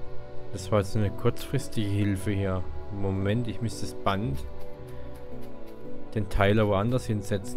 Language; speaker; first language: German; native; German